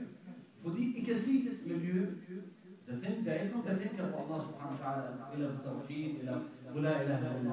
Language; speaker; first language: Danish; non-native, fluent; Arabic